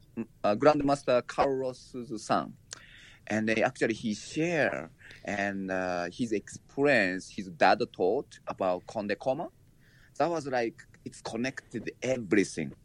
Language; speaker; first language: English; non-native, learner; Japanese